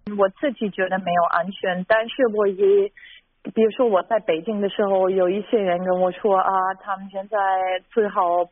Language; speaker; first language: Chinese; non-native, fluent; German